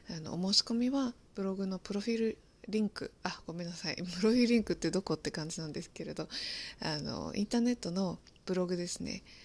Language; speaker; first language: Japanese; native; Japanese